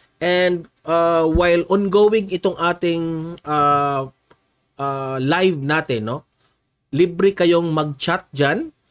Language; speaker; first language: Filipino; non-native, local second language; Cebuano